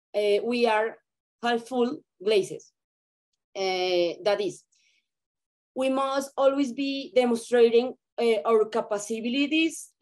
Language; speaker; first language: English; non-native, learner; Spanish